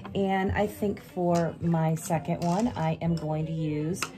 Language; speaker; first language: English; native; English